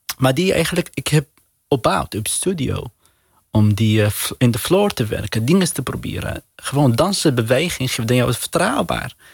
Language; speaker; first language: Dutch; non-native, learner; Arabic